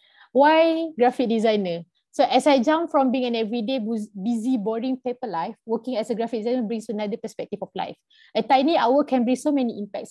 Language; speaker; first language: English; non-native, local second language; Malay